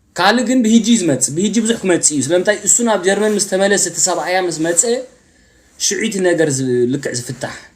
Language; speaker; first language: Tigrinya; early bilingual, heritage; Tigrinya